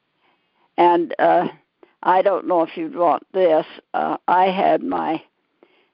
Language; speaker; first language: English; native; English